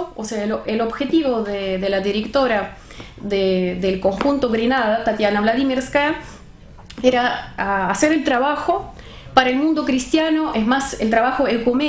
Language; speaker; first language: Spanish; non-native, fluent; Russian